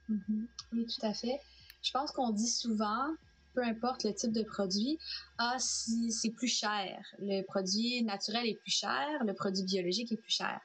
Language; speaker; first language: French; native; French